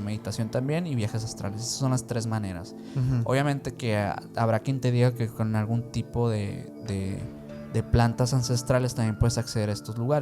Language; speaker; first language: Spanish; native; Spanish